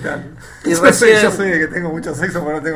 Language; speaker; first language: Spanish; native; Spanish